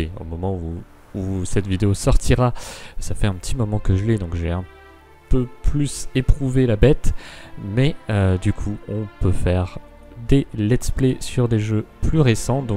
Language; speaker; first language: French; native; French